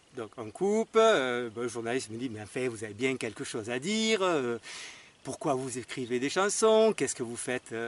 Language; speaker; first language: French; native; French